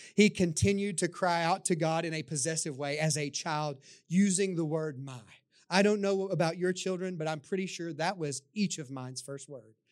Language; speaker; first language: English; native; English